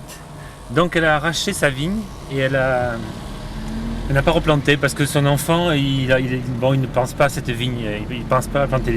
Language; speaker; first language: French; native; French